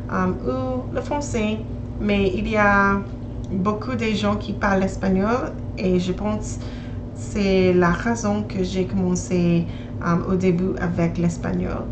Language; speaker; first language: French; non-native, learner; English